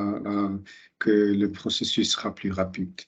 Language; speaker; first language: French; non-native, local second language; German